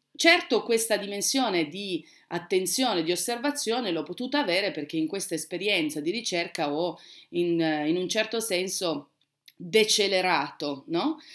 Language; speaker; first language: Italian; native; Italian